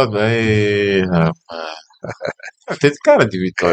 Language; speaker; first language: Portuguese; native; Portuguese